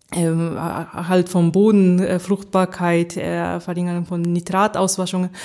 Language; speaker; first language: German; early bilingual, heritage; Japanese